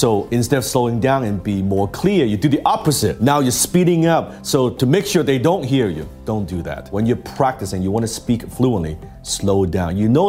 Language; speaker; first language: English; non-native, local second language; Cantonese